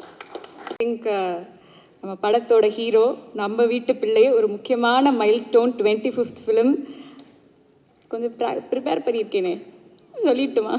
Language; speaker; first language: Tamil; native; Tamil